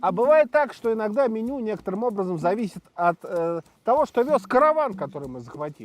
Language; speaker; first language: Russian; native; Russian